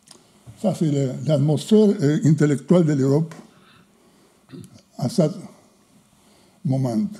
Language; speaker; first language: French; non-native, fluent; Spanish